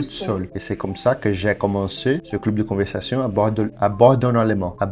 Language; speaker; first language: French; non-native, learner; Portuguese